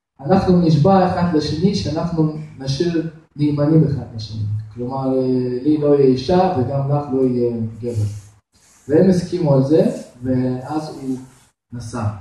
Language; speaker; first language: Hebrew; non-native, fluent; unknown